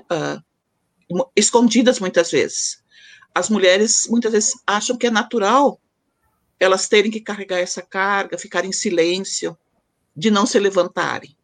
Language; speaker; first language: Portuguese; native; Portuguese